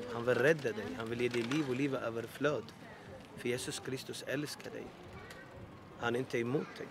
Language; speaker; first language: Swedish; non-native, fluent; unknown